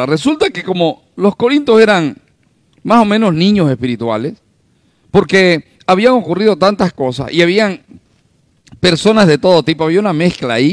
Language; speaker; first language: Spanish; native; Spanish